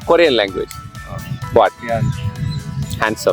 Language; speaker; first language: English; non-native, learner; Malayalam